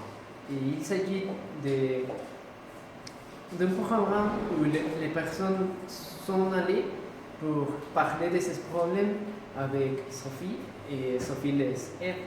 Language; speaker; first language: French; non-native, learner; Spanish